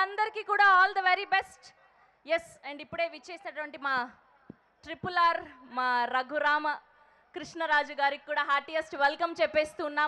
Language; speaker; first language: Telugu; native; Telugu